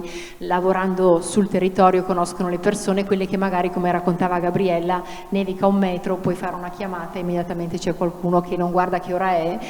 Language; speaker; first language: Italian; native; Italian